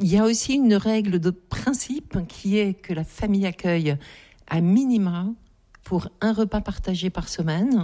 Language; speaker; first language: French; native; French